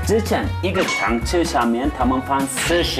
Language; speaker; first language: Chinese; non-native, fluent; Turkish